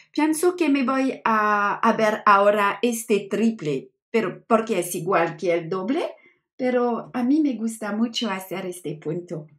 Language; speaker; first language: Spanish; non-native, learner; French